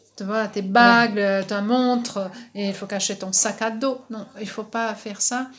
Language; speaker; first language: French; non-native, fluent; Portuguese